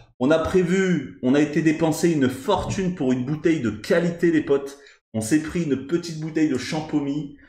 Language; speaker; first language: French; native; French